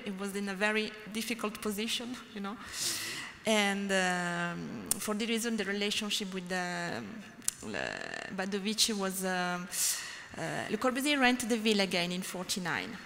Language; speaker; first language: English; non-native, learner; French